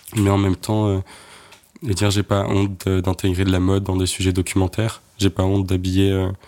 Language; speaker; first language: French; native; French